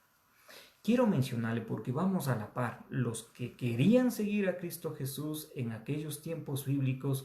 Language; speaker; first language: Spanish; native; Spanish